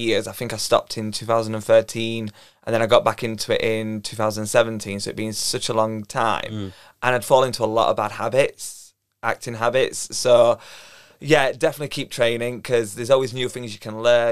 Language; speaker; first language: English; native; English